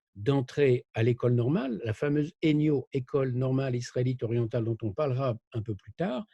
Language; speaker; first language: French; native; French